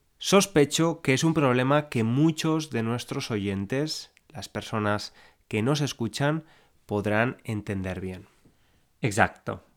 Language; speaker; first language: Spanish; native; Spanish